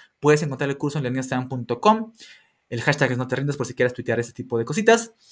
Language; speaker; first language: Spanish; native; Spanish